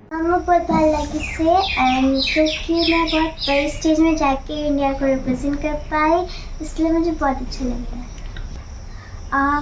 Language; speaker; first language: Hindi; non-native, local second language; Assamese